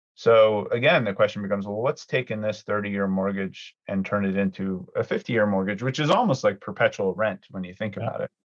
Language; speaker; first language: English; early bilingual, other home language; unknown